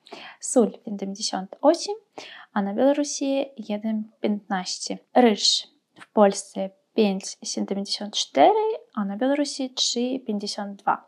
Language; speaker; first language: Polish; non-native, fluent; Russian